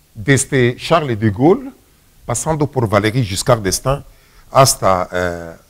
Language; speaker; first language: Spanish; non-native, fluent; Swahili